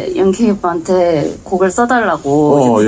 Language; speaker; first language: Korean; native; Korean